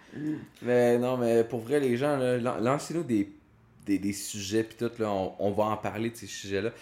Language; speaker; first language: French; native; French